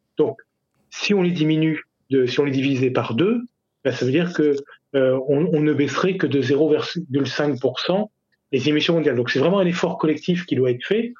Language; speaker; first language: French; native; French